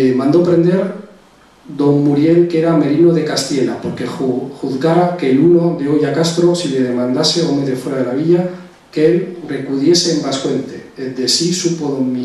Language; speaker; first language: Spanish; non-native, local second language; Basque